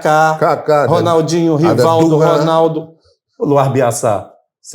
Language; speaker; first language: Indonesian; non-native, fluent; Portuguese